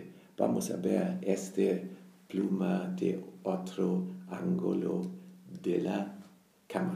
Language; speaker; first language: Spanish; non-native, fluent; German